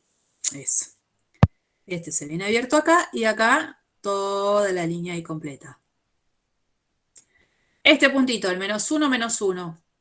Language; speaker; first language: Spanish; native; Spanish